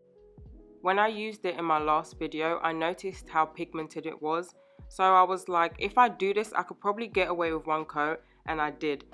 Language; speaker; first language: English; native; English